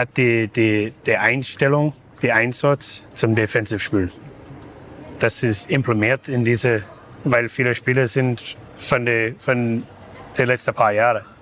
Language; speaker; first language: German; non-native, learner; English